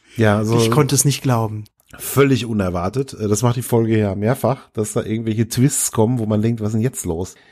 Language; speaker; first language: German; native; German